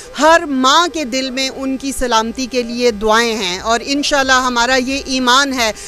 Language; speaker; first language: Urdu; native; Urdu